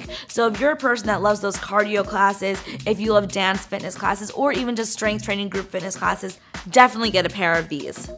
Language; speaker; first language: English; native; English